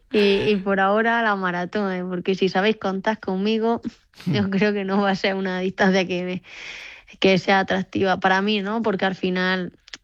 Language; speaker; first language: Spanish; native; Spanish